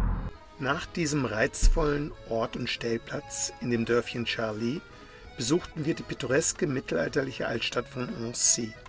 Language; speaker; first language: German; native; German